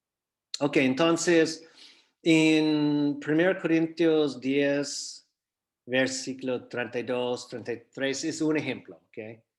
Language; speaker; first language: Spanish; non-native, fluent; English